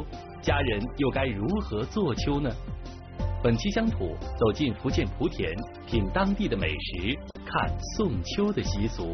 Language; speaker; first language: Chinese; native; Chinese